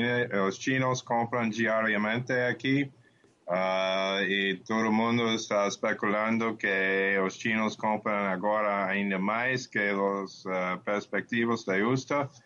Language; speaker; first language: Portuguese; non-native, learner; Spanish